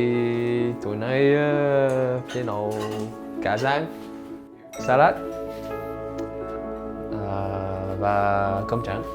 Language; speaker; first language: Vietnamese; early bilingual, heritage; English